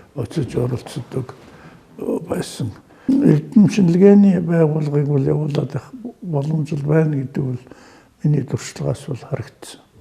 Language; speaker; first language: Mongolian; native; Mongolian